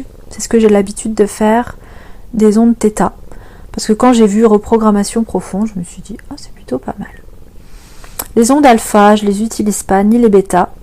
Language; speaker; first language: French; native; French